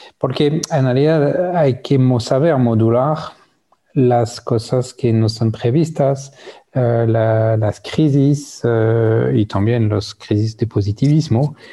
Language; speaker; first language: Spanish; non-native, fluent; French